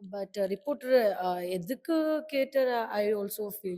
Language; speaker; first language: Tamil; non-native, learner; Malayalam